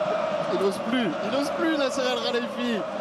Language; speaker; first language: French; native; French